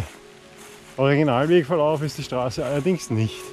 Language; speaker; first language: German; native; German